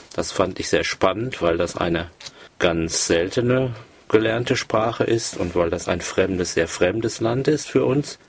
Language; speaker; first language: German; native; German